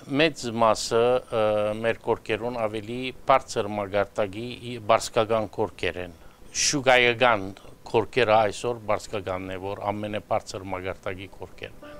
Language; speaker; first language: Armenian; early bilingual, heritage; Armenian